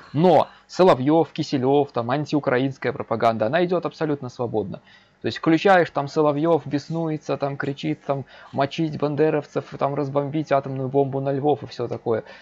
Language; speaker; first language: Russian; native; Russian